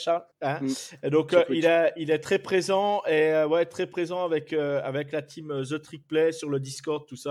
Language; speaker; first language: French; native; French